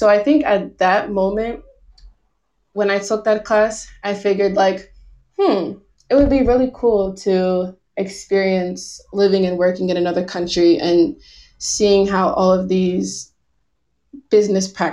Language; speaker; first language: English; native; English